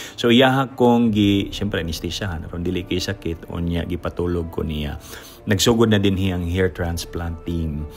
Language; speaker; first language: Cebuano; native; Cebuano